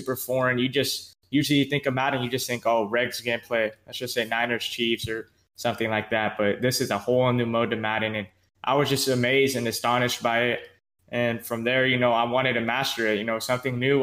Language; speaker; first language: English; native; English